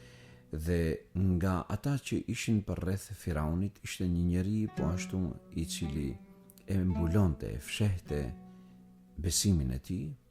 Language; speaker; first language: Albanian; native; Albanian